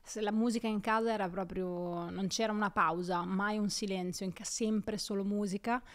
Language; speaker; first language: Italian; native; Italian